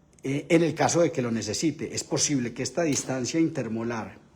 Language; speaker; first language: Spanish; native; Spanish